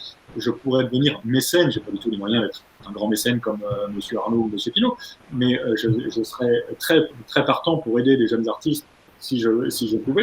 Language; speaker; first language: French; native; French